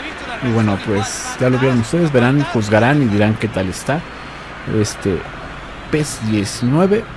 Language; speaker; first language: Spanish; native; Spanish